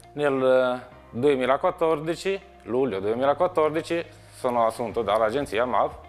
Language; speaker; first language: Italian; non-native, fluent; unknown